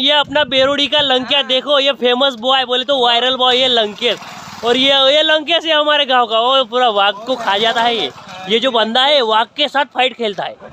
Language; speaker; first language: Hindi; non-native, local second language; Marathi